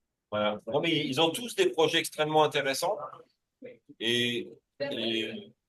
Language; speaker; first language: French; native; French